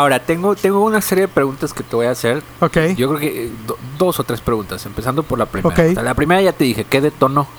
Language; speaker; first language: Spanish; native; Spanish